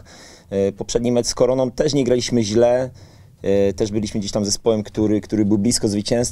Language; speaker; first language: Polish; native; Polish